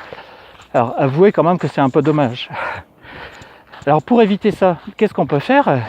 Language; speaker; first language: French; native; French